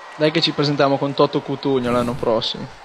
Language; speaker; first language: Italian; native; Italian